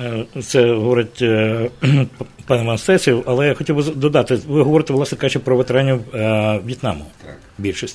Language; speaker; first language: Ukrainian; native; Ukrainian